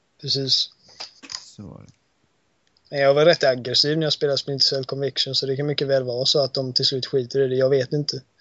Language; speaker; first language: Swedish; native; Swedish